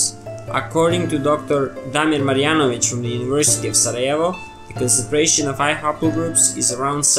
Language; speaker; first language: English; non-native, fluent; Serbian